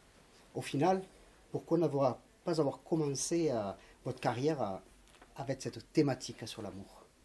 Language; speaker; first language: French; native; French